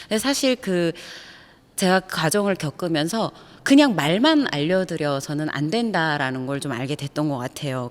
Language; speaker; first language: Korean; native; Korean